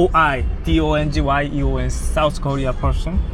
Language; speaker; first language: English; non-native, learner; Korean